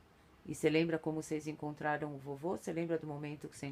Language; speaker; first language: Portuguese; native; Portuguese